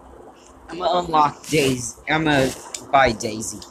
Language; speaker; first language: English; native; English